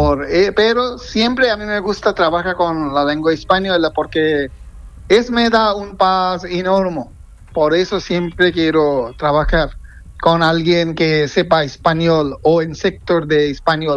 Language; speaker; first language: Spanish; non-native, fluent; Bangla